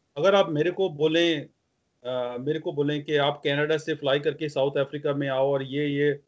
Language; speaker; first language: Hindi; non-native, local second language; Punjabi